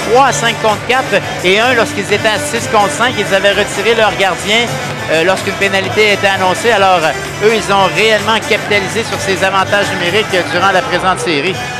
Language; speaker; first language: French; native; French